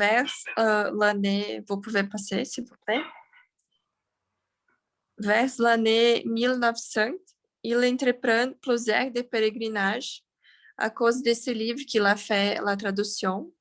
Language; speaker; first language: French; non-native, learner; Portuguese